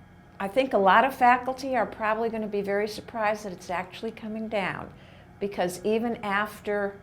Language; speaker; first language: English; native; English